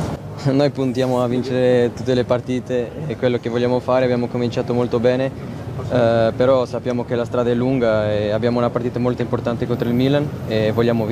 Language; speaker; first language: Italian; non-native, fluent; Portuguese